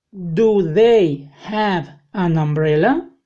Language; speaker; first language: English; non-native, fluent; Spanish